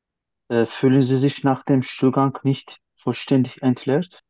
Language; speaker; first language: German; non-native, learner; Turkish